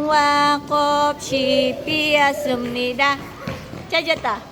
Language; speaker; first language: Korean; non-native, learner; Filipino